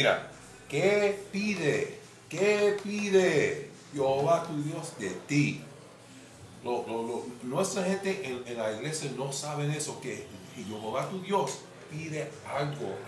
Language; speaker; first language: Spanish; non-native, fluent; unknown